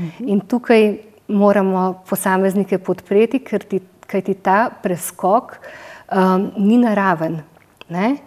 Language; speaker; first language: Slovenian; native; Slovenian